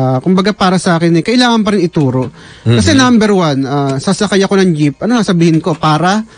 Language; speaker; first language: Filipino; native; Filipino